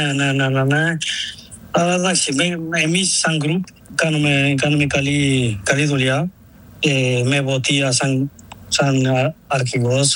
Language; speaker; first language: Greek; non-native, learner; Spanish